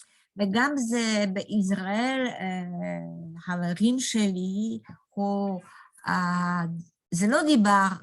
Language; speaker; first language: Hebrew; non-native, learner; Polish